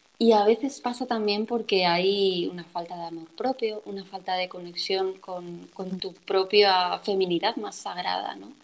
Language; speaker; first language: Spanish; native; Spanish